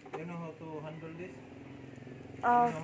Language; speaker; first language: English; non-native, local second language; Cebuano